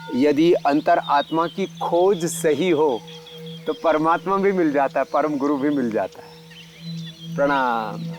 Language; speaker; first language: Hindi; native; Hindi